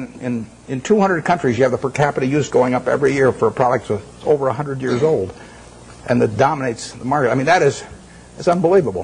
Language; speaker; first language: English; native; English